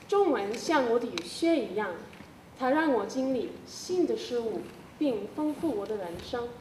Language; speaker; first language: Chinese; non-native, learner; English